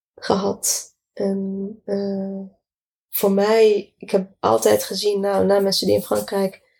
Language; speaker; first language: Dutch; non-native, fluent; Arabic